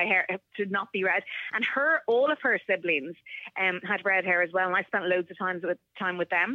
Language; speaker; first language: English; native; English